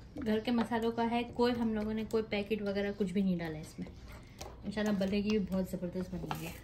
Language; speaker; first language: Urdu; native; Urdu